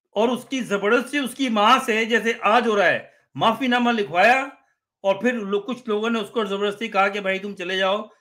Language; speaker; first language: Urdu; native; Urdu